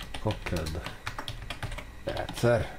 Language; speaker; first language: Swedish; non-native, learner; English